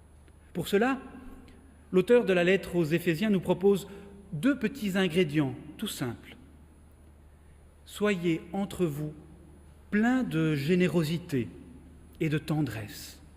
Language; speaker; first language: French; native; French